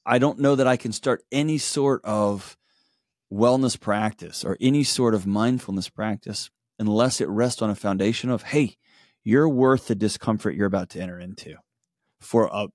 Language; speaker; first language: English; native; English